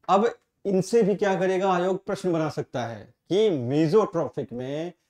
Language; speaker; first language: Hindi; native; Hindi